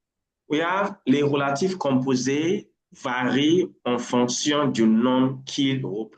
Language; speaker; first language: French; non-native, learner; English